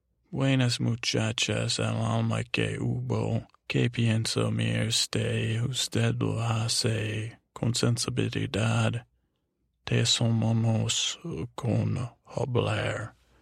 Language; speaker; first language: Spanish; non-native, learner; English